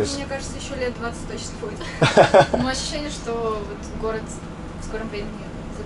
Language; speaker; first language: Russian; native; Russian